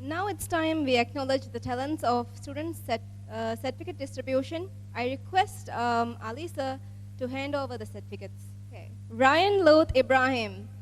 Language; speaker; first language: English; non-native, local second language; Divehi